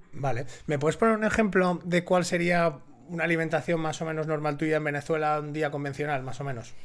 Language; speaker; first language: Spanish; native; Spanish